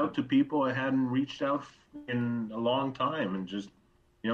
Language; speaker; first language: English; native; English